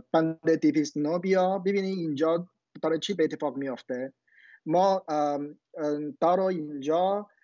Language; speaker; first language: Persian; non-native, fluent; Chinese